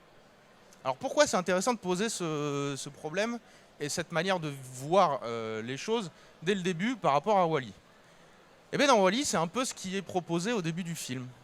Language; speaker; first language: French; native; French